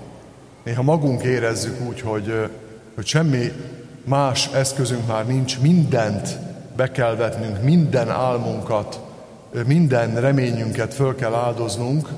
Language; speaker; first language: Hungarian; native; Hungarian